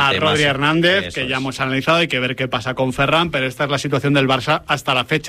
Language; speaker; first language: Spanish; native; Spanish